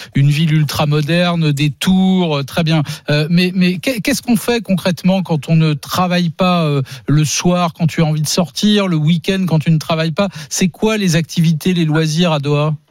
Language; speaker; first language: French; native; French